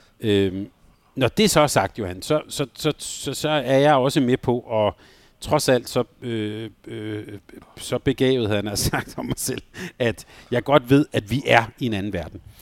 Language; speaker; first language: Danish; native; Danish